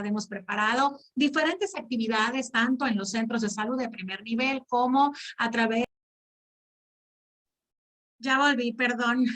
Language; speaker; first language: Spanish; native; Spanish